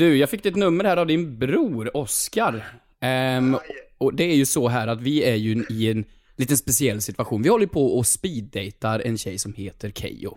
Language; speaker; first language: Swedish; native; Swedish